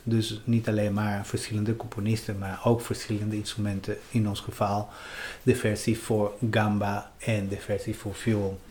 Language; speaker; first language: Dutch; non-native, fluent; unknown